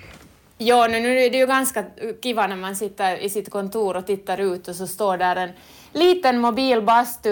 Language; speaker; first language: Swedish; native; Swedish